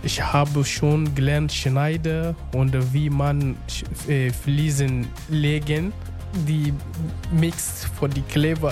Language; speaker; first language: German; non-native, learner; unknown